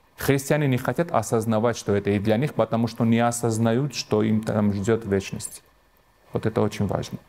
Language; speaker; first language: Russian; non-native, local second language; Armenian